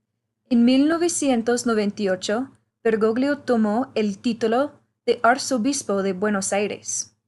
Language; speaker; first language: Spanish; non-native, learner; English